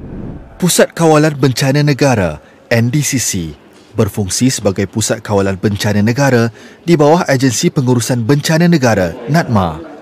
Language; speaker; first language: Malay; native; Malay